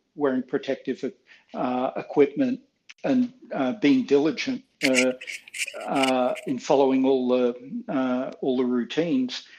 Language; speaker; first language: English; native; English